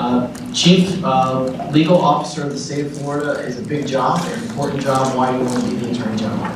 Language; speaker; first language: English; native; English